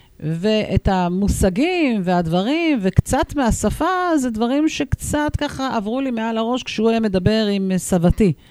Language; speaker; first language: Hebrew; native; Hebrew